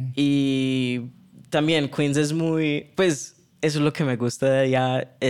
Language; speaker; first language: Spanish; early bilingual, heritage; Spanish